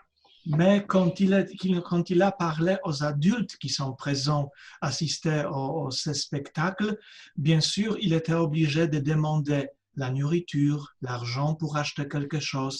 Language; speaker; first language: French; non-native, fluent; Polish